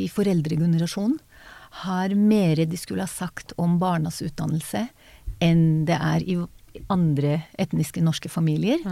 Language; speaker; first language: Norwegian; non-native, fluent; Hebrew